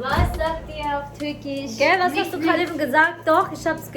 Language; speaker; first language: German; early bilingual, other home language; Urdu